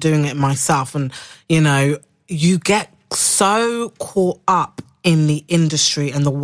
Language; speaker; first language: English; native; English